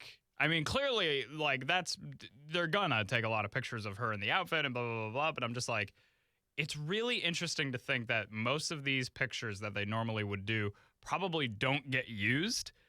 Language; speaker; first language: English; native; English